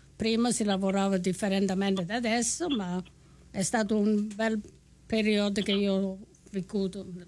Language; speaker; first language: Italian; native; Italian